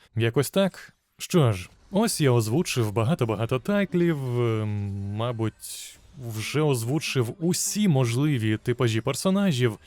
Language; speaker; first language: Ukrainian; non-native, local second language; Russian